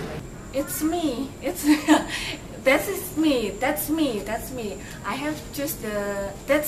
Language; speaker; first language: English; non-native, learner; Indonesian